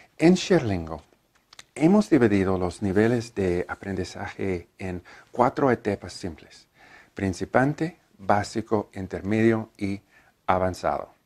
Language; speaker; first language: Spanish; non-native, learner; English